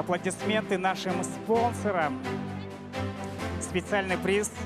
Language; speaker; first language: Russian; native; Russian